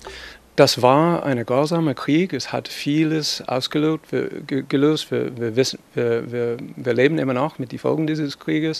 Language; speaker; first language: German; non-native, fluent; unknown